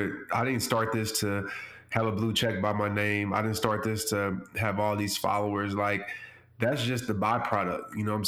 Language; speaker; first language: English; native; English